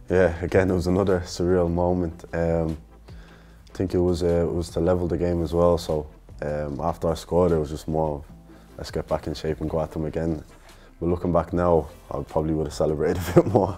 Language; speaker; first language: English; native; English